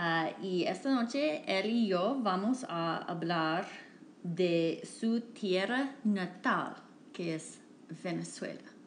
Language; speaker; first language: Spanish; non-native, fluent; English